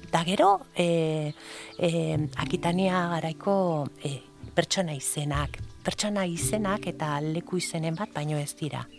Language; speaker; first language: Basque; non-native, local second language; Spanish